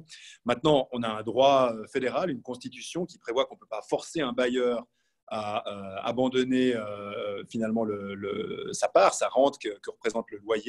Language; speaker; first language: French; native; French